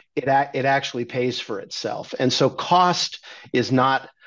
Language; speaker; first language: English; native; English